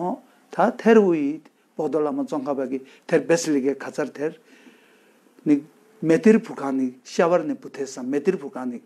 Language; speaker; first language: Mongolian; non-native, fluent; Tibetan